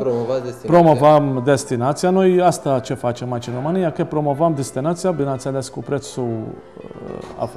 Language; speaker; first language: Romanian; non-native, learner; Maltese